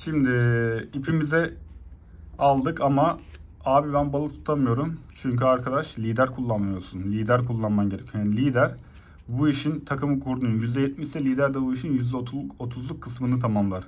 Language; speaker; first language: Turkish; native; Turkish